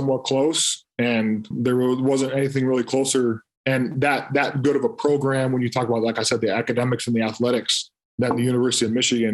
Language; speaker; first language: English; native; English